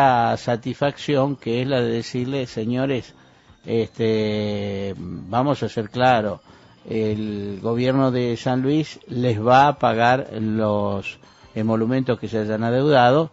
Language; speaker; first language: Spanish; native; Spanish